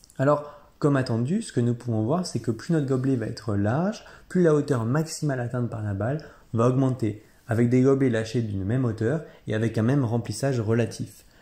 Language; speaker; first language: French; native; French